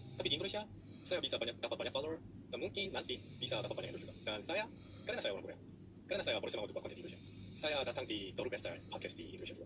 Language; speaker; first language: Indonesian; non-native, learner; Korean